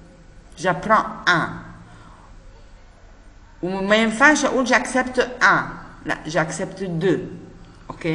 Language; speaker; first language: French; non-native, fluent; Arabic